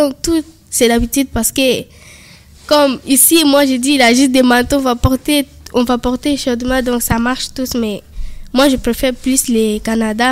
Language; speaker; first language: French; non-native, learner; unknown